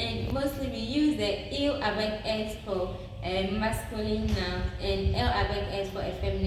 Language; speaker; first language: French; non-native, fluent; English